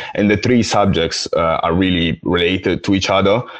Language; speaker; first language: English; non-native, fluent; Italian